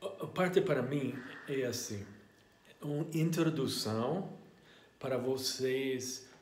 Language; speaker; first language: Portuguese; non-native, learner; English